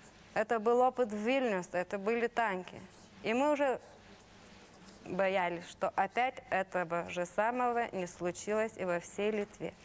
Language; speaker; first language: Russian; non-native, local second language; Lithuanian